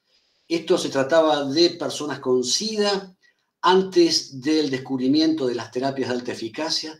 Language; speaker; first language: Spanish; native; Spanish